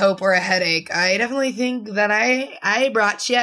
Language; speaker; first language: English; native; English